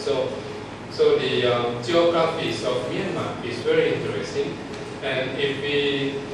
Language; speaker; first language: English; non-native, fluent; Thai